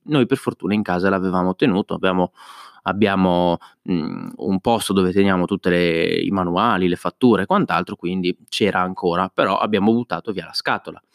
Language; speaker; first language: Italian; native; Italian